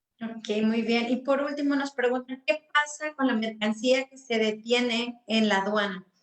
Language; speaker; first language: Spanish; native; Spanish